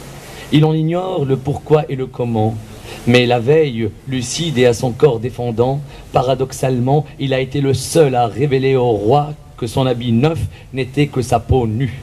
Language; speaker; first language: French; non-native, local second language; Arabic